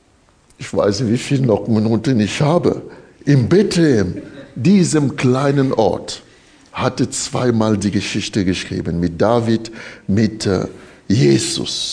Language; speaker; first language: German; non-native, fluent; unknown